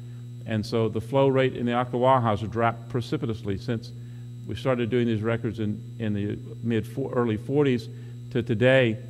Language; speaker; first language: English; native; English